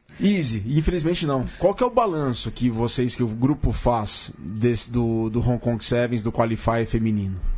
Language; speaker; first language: Portuguese; native; Portuguese